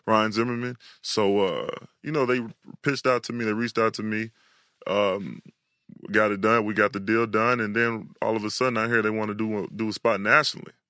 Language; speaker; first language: English; native; English